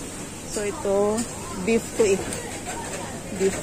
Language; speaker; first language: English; non-native, local second language; Filipino